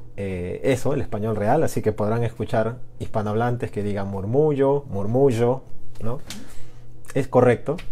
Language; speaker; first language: Spanish; native; Spanish